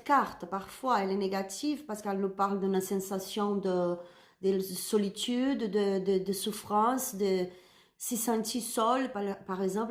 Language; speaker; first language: French; non-native, learner; Spanish